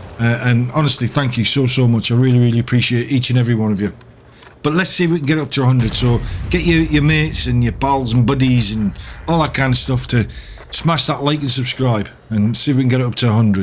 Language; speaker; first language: English; native; English